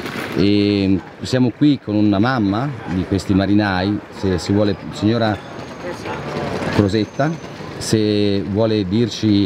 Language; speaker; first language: Italian; native; Italian